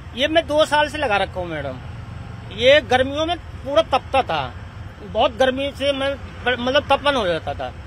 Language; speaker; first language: Hindi; native; Hindi